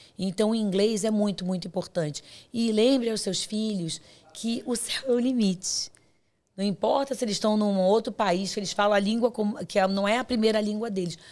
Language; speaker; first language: Portuguese; native; Portuguese